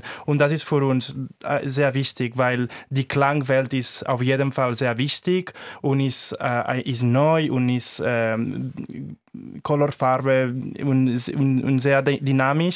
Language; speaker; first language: German; non-native, fluent; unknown